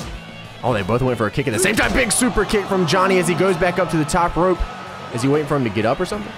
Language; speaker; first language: English; native; English